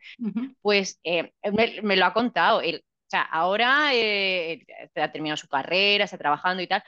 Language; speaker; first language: Spanish; native; Spanish